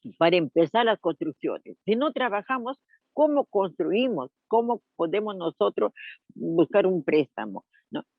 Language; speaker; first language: Spanish; native; Spanish